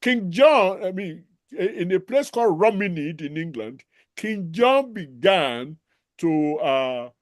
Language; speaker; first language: English; non-native, local second language; Yoruba